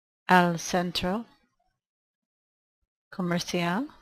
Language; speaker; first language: Spanish; non-native, fluent; English